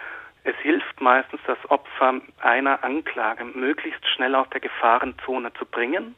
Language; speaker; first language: German; native; German